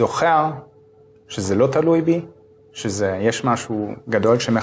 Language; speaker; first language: Hebrew; non-native, fluent; German